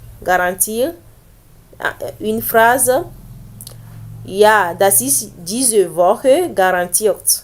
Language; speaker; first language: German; non-native, learner; French